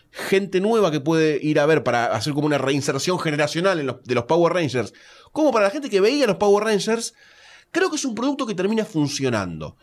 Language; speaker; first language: Spanish; native; Spanish